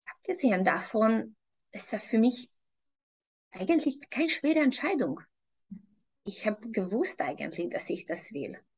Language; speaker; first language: German; non-native, fluent; Hungarian